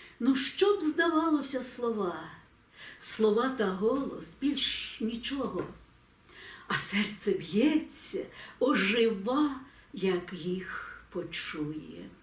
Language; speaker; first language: Ukrainian; native; Ukrainian